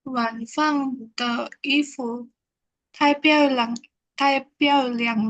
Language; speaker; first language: Chinese; non-native, learner; Indonesian